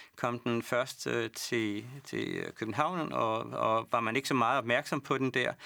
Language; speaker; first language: Danish; native; Danish